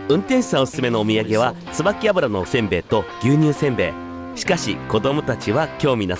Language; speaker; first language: Japanese; native; Japanese